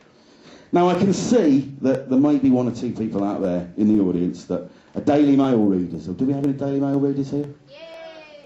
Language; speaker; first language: English; native; English